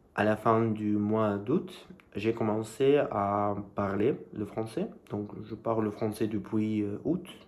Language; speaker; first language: French; non-native, learner; Serbian